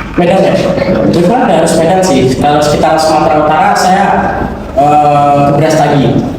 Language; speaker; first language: Indonesian; native; Indonesian